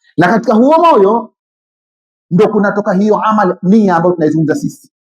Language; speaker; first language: Swahili; native; Swahili